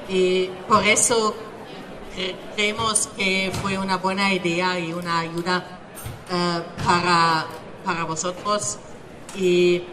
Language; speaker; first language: Spanish; non-native, learner; German